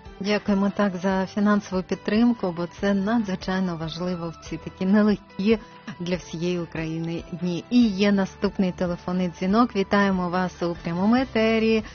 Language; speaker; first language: Ukrainian; native; Ukrainian